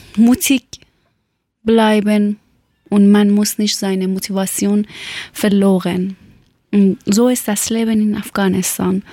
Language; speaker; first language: German; non-native, learner; Persian